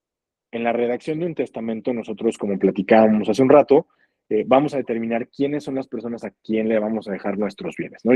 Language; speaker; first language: Spanish; native; Spanish